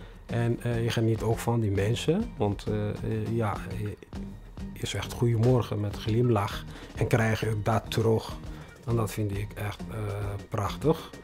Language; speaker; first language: Dutch; non-native, fluent; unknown